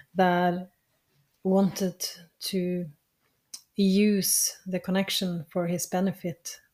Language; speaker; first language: English; non-native, fluent; Norwegian